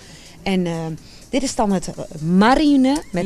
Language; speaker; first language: Dutch; native; Dutch